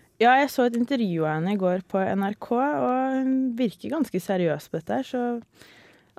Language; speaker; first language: Norwegian; native; Norwegian